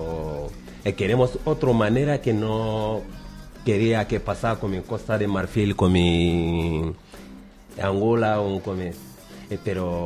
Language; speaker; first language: Spanish; non-native, learner; Bambara